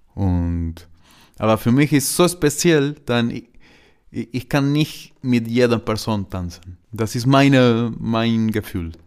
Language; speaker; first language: German; non-native, learner; Spanish